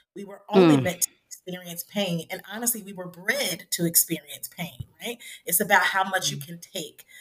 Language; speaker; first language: English; native; English